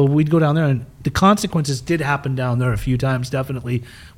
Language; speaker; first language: English; early bilingual, other home language; German